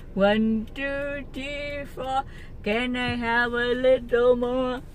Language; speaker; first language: English; non-native, learner; Vietnamese